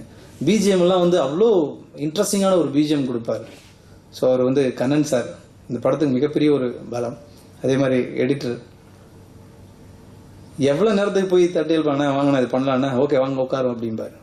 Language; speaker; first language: Tamil; native; Tamil